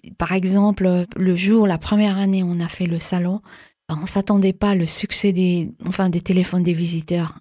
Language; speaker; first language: French; native; French